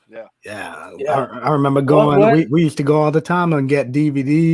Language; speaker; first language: English; native; English